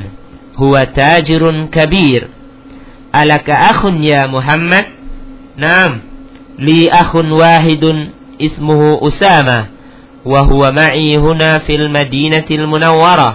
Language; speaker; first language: Arabic; non-native, fluent; Indonesian